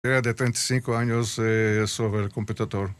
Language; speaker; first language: Spanish; early bilingual, heritage; Spanish